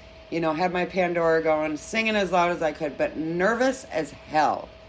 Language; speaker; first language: English; native; English